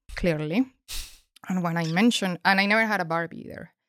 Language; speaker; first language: English; non-native, fluent; Spanish